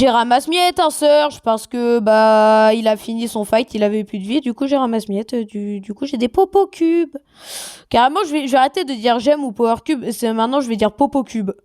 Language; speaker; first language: French; native; French